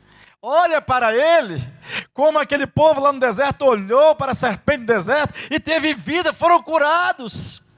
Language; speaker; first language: Portuguese; native; Portuguese